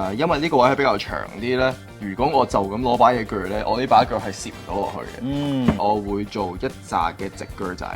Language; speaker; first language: Cantonese; early bilingual, heritage; Cantonese